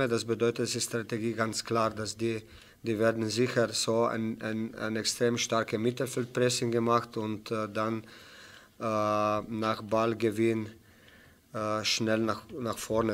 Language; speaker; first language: German; non-native, fluent; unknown